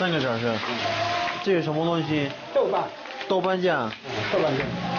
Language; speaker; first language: Chinese; non-native, learner; English